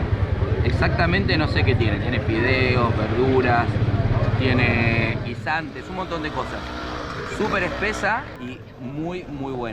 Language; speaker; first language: Spanish; native; Spanish